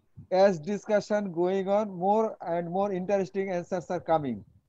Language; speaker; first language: English; non-native, local second language; Bangla